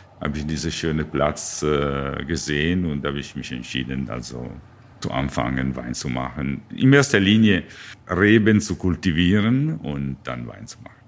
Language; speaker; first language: German; non-native, learner; Italian